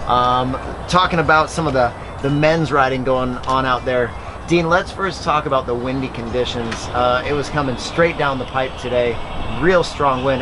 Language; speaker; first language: English; native; English